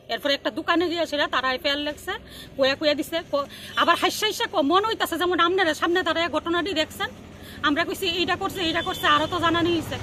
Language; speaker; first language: Bangla; native; Bangla